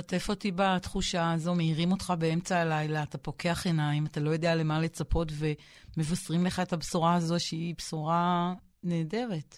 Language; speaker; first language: Hebrew; native; Hebrew